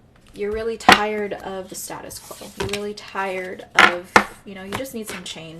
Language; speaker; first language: English; native; English